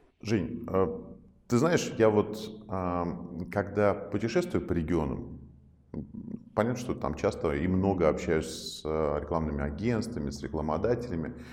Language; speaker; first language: Russian; native; Russian